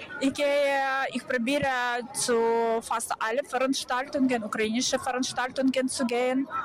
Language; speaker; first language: German; non-native, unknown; Ukrainian